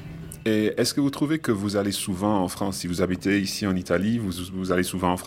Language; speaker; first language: French; non-native, fluent; English